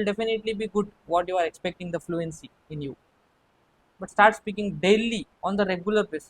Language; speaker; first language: English; non-native, local second language; Kannada